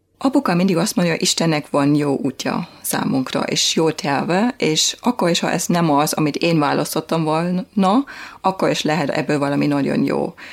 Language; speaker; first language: Hungarian; non-native, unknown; German